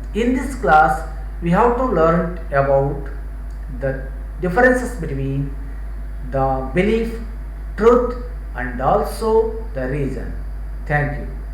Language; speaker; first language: English; non-native, local second language; Kannada